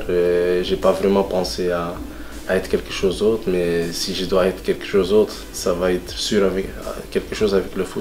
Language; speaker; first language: French; non-native, local second language; Dutch